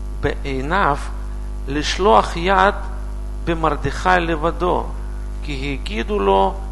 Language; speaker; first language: Hebrew; non-native, learner; Russian